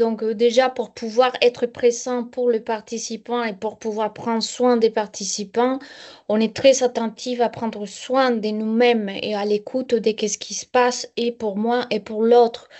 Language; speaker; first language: French; non-native, fluent; Spanish